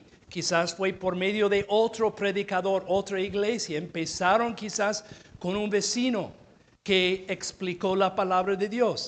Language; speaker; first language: Spanish; non-native, fluent; English